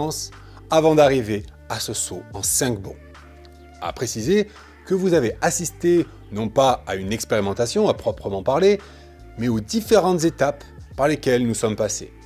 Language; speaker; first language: French; native; French